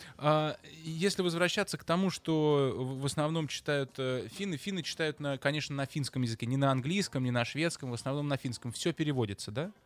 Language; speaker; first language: Russian; native; Russian